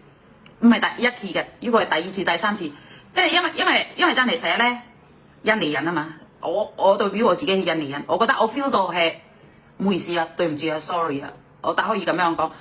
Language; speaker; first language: Cantonese; non-native, fluent; Indonesian